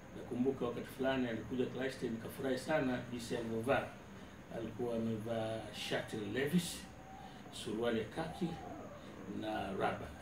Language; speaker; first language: Swahili; native; Swahili